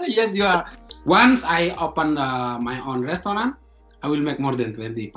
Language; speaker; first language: English; non-native, fluent; Indonesian